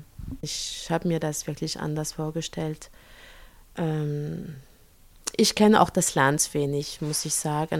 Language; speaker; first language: German; non-native, fluent; French